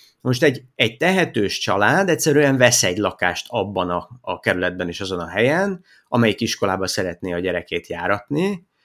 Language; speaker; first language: Hungarian; native; Hungarian